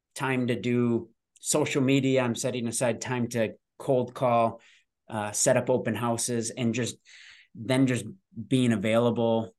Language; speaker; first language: English; native; English